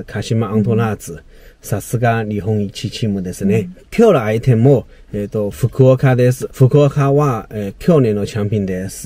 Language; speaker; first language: Japanese; non-native, learner; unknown